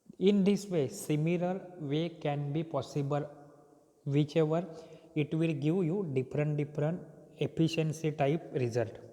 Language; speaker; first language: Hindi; non-native, local second language; Marathi